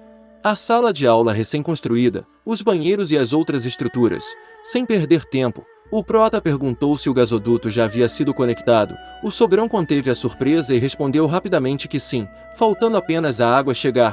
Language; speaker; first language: Portuguese; native; Portuguese